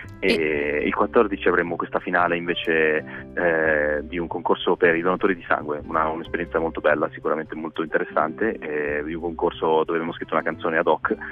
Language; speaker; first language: Italian; native; Italian